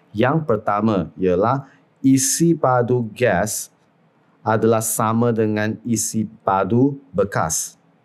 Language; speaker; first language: Malay; non-native, local second language; Chinese